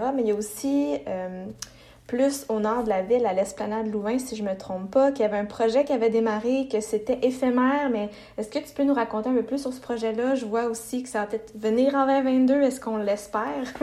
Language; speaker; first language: French; native; French